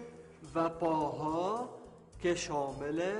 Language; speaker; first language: Persian; non-native, learner; Arabic